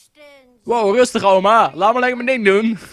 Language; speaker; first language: Dutch; native; Dutch